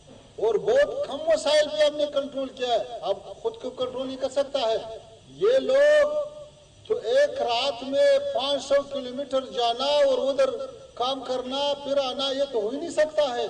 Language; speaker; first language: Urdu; non-native, fluent; Pashto